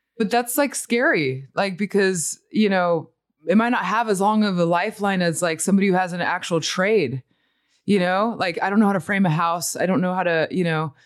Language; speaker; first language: English; early bilingual, other home language; Spanish